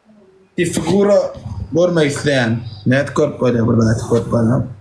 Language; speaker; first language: Russian; non-native, learner; Turkmen